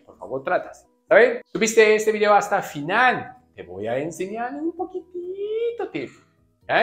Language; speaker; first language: Spanish; non-native, learner; Japanese